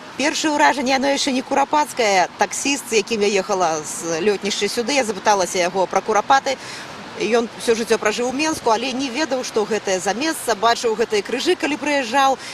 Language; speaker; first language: Belarusian; native; Belarusian